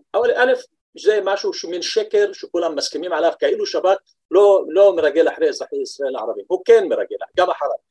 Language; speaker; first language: Hebrew; non-native, local second language; Arabic